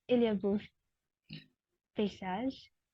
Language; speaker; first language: French; non-native, learner; Indonesian